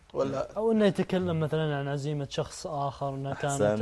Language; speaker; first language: Arabic; native; Arabic